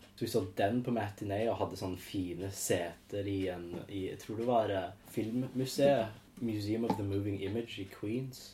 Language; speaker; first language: Norwegian; non-native, fluent; English